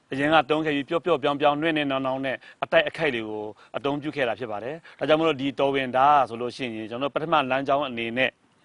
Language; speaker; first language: Burmese; non-native, local second language; Shan